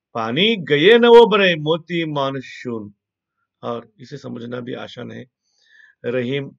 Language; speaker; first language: Hindi; non-native, local second language; Telugu